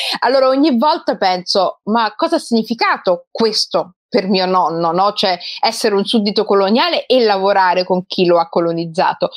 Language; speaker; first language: Italian; early bilingual, other home language; Somali